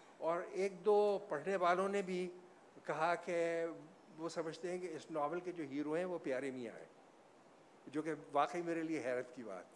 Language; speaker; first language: Urdu; native; Urdu